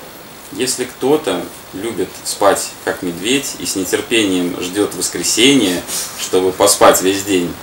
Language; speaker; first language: Russian; native; Russian